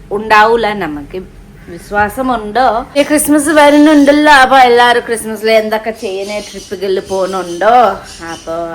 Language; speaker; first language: Malayalam; non-native, learner; Nepali